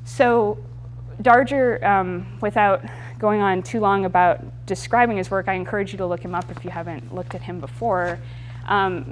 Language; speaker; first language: English; native; English